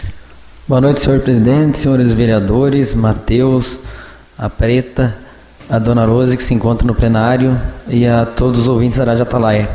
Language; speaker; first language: Portuguese; native; Portuguese